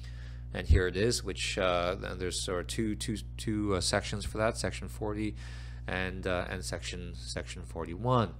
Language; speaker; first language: English; native; English